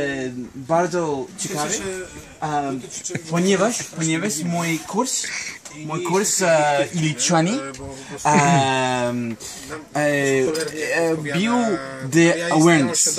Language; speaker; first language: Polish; non-native, learner; English